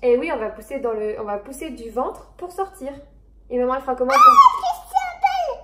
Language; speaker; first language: French; native; French